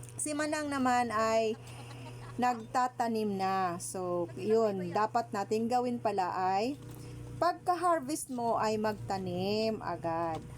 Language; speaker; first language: Filipino; native; Filipino